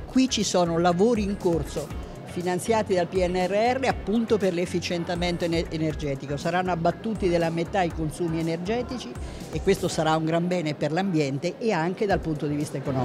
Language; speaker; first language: Italian; native; Italian